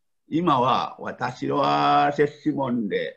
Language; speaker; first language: Japanese; non-native, learner; Indonesian